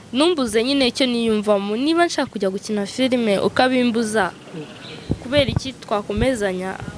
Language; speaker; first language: Kinyarwanda; native; Kinyarwanda